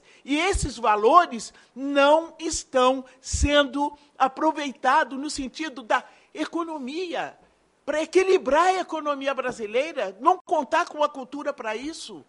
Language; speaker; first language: Portuguese; native; Portuguese